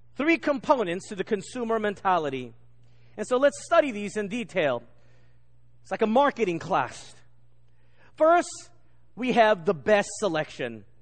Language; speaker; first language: English; native; English